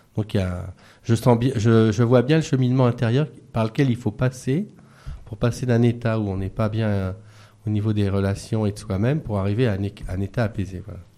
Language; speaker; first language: French; native; French